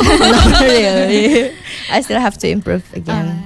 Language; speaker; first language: English; non-native, fluent; Indonesian